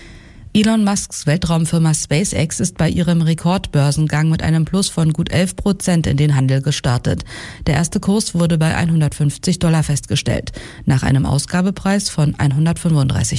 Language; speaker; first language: German; native; German